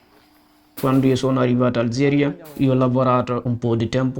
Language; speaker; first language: Italian; non-native, learner; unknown